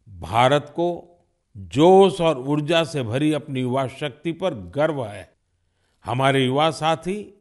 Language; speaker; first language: Hindi; non-native, local second language; Gujarati